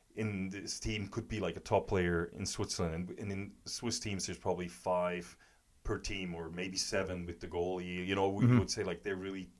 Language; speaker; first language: English; non-native, fluent; German